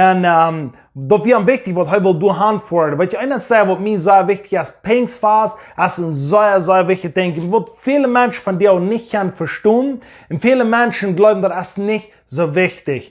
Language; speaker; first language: German; non-native, learner; English